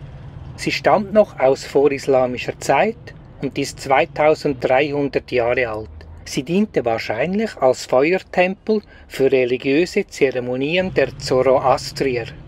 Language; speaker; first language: German; native; German